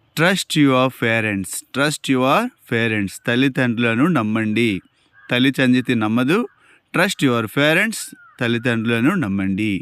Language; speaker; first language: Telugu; non-native, local second language; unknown